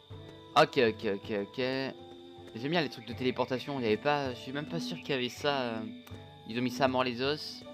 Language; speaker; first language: French; native; French